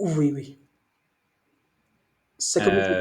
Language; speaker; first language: French; non-native, learner; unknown